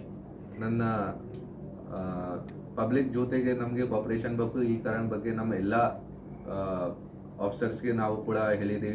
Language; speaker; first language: Kannada; non-native, local second language; Hindi